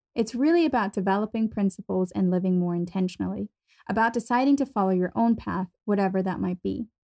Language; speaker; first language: English; non-native, fluent; German